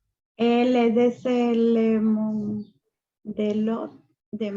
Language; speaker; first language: French; non-native, learner; Spanish